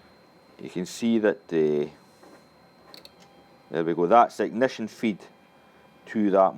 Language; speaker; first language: English; native; English